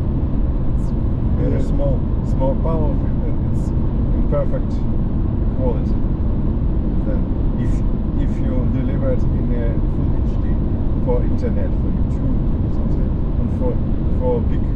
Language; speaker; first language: English; non-native, learner; German